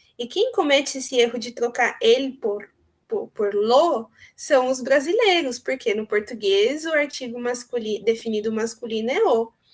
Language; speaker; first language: Portuguese; native; Portuguese